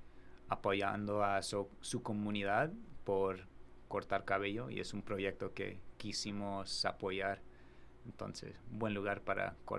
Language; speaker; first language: Spanish; non-native, fluent; English